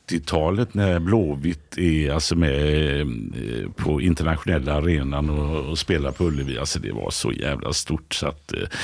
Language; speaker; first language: Swedish; native; Swedish